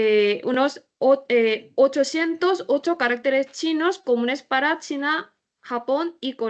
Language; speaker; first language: Spanish; non-native, learner; Korean